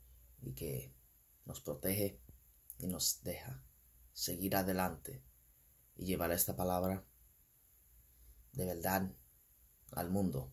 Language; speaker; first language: Spanish; non-native, fluent; English